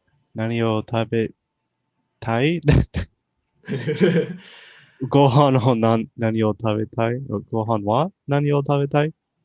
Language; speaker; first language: Japanese; non-native, learner; English